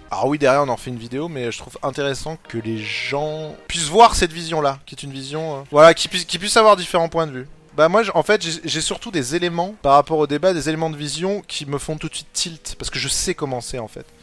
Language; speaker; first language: French; native; French